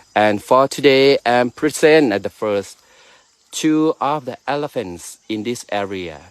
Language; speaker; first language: English; non-native, learner; Thai